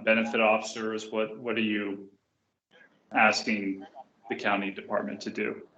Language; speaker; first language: English; native; English